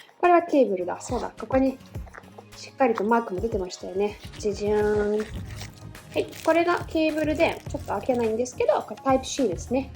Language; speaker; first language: Japanese; non-native, fluent; Russian